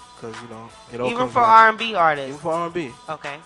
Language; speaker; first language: English; native; English